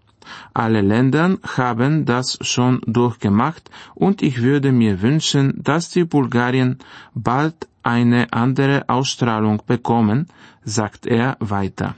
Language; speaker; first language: German; non-native, fluent; Bulgarian